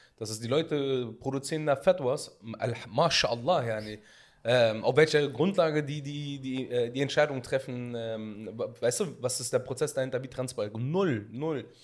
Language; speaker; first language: German; early bilingual, other home language; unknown